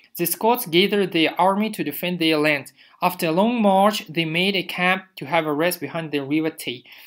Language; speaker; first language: English; non-native, fluent; Kazakh